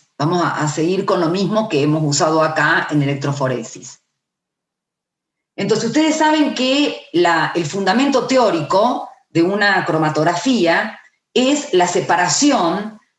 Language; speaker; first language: Spanish; native; Spanish